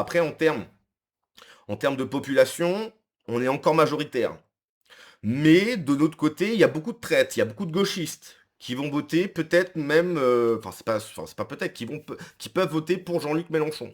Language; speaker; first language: French; native; French